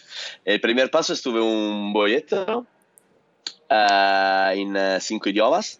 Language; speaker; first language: Spanish; non-native, learner; Italian